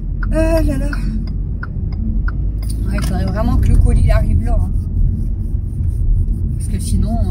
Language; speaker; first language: French; native; French